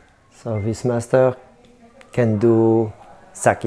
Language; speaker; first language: English; non-native, fluent; French